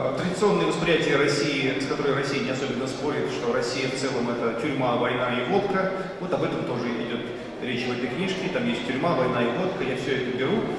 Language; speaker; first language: Russian; native; Russian